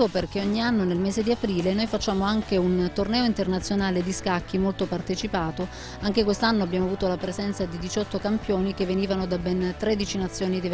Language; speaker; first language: Italian; native; Italian